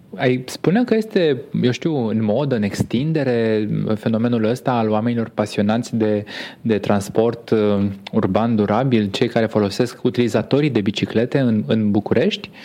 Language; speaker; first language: Romanian; native; Romanian